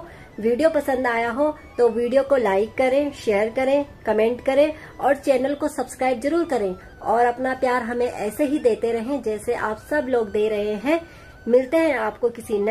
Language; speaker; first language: Hindi; native; Hindi